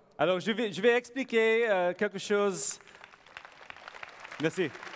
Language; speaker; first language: French; non-native, learner; English